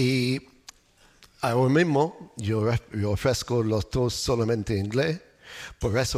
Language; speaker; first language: Spanish; non-native, learner; English